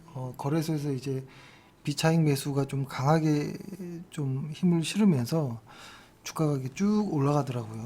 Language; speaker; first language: Korean; native; Korean